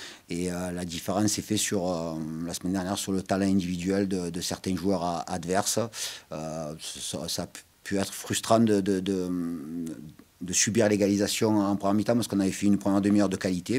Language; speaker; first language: French; native; French